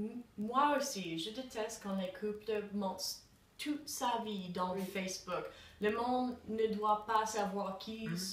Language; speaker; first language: French; non-native, learner; English